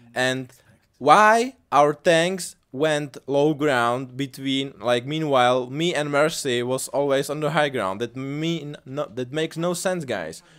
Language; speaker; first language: English; non-native, learner; Czech